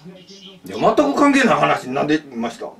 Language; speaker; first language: Japanese; native; Japanese